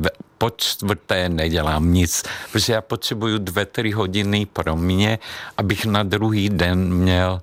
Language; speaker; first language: Czech; non-native, fluent; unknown